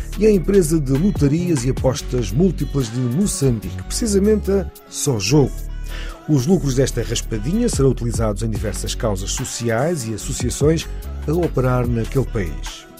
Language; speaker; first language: Portuguese; native; Portuguese